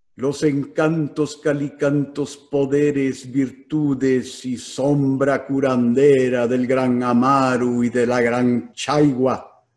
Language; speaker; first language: Spanish; native; Spanish